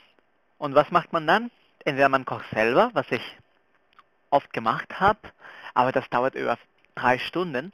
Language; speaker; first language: German; non-native, fluent; Spanish